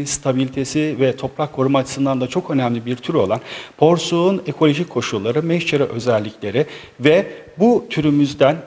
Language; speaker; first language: Turkish; native; Turkish